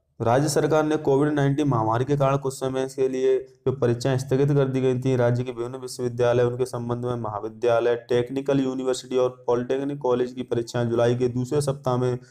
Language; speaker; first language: Hindi; native; Hindi